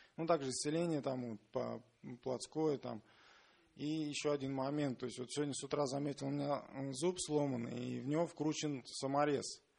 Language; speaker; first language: Russian; native; Russian